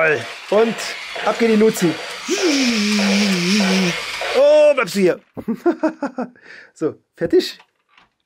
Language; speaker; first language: German; native; German